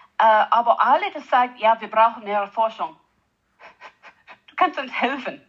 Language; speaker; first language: German; non-native, learner; English